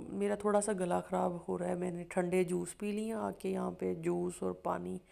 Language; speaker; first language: Urdu; non-native, local second language; Punjabi